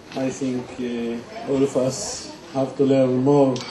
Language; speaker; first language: English; non-native, learner; Hebrew